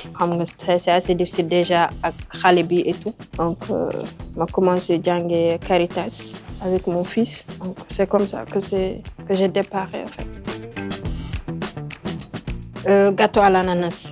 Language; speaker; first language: French; non-native, local second language; Wolof